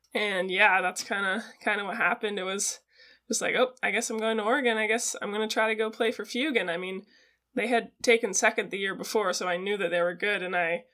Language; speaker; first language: English; native; English